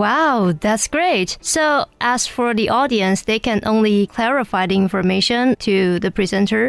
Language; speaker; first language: English; non-native, fluent; Chinese